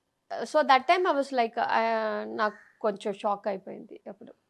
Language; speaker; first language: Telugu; non-native, local second language; Tamil